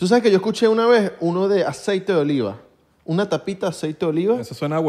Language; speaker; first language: Spanish; native; Spanish